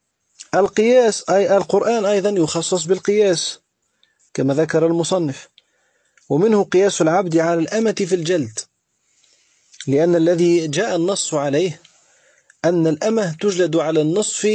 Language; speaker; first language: Arabic; native; Arabic